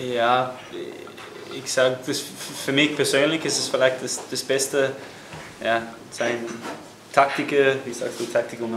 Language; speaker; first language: German; non-native, fluent; English